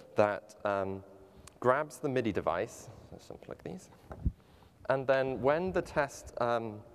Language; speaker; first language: English; native; English